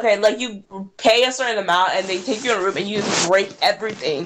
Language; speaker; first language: English; native; English